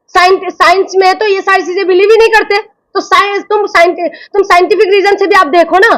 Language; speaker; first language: Hindi; non-native, local second language; Assamese